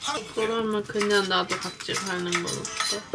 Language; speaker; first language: Korean; native; Korean